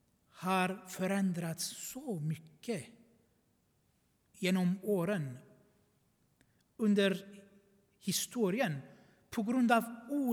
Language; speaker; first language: Swedish; non-native, fluent; Armenian